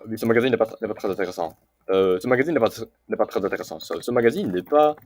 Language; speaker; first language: French; non-native, learner; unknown